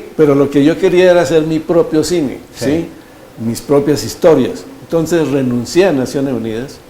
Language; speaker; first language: Spanish; native; Spanish